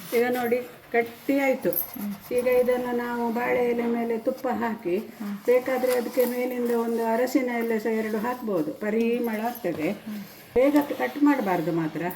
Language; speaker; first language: Kannada; native; Kannada